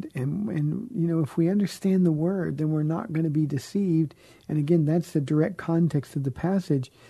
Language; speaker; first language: English; native; English